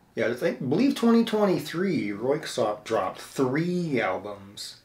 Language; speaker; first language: English; native; English